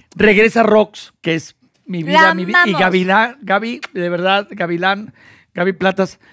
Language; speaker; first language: Spanish; native; Spanish